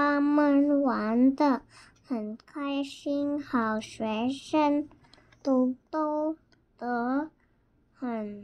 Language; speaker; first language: Chinese; non-native, learner; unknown